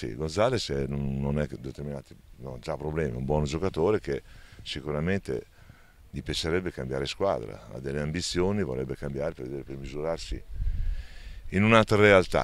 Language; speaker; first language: Italian; native; Italian